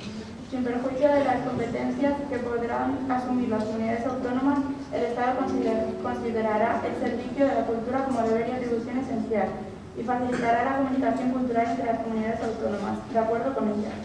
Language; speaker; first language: Spanish; native; Spanish